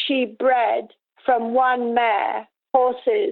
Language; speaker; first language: English; native; English